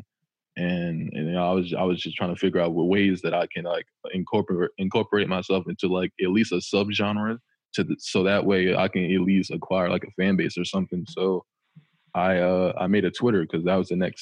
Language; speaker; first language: English; native; English